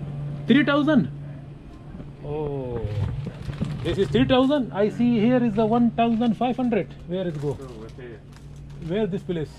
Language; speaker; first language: English; non-native, learner; Urdu